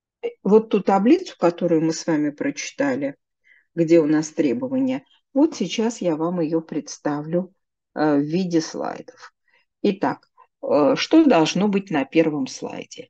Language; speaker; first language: Russian; native; Russian